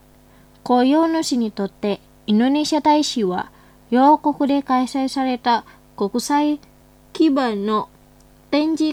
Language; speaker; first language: Japanese; non-native, fluent; Indonesian